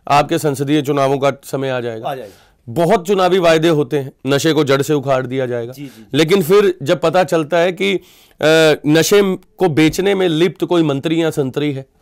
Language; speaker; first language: Hindi; non-native, local second language; Punjabi